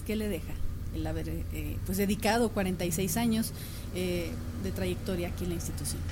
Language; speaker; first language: Spanish; native; Spanish